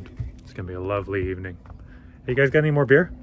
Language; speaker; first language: English; native; English